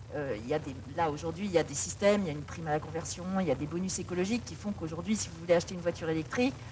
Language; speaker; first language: French; native; French